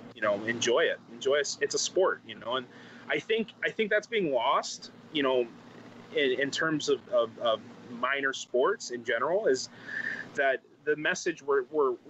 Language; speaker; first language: English; native; English